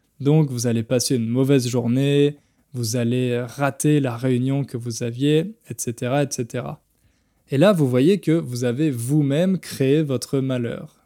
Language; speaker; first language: French; native; French